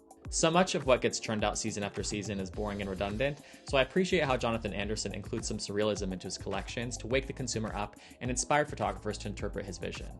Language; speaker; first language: English; native; English